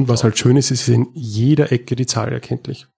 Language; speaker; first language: German; native; German